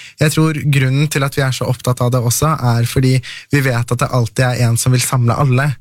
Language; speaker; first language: Norwegian; early bilingual, other home language; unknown